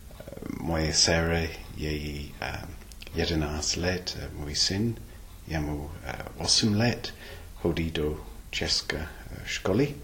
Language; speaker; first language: Czech; non-native, learner; English